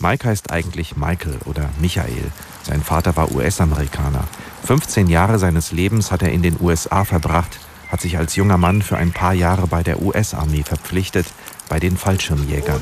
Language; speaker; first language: German; native; German